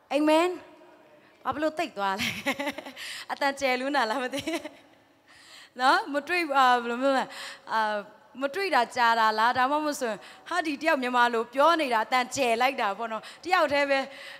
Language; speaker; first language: Burmese; non-native, local second language; Tedim Chin